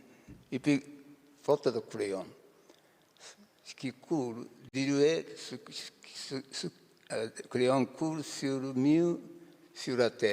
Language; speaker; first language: French; non-native, learner; Japanese